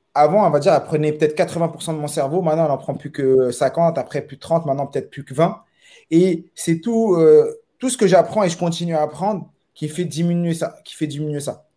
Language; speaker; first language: French; native; French